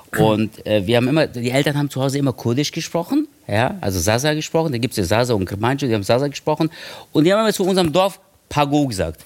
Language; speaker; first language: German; early bilingual, other home language; Turkish